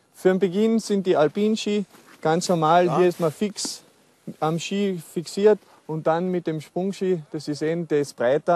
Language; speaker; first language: German; native; German